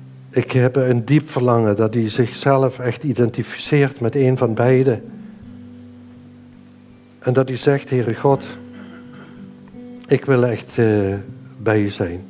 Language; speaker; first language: Dutch; native; Dutch